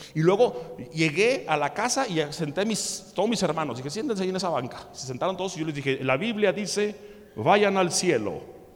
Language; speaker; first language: Spanish; early bilingual, other home language; English